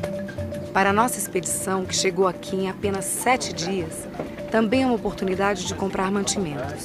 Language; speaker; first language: Portuguese; native; Portuguese